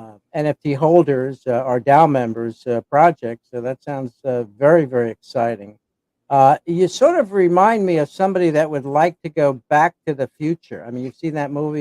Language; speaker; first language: English; native; English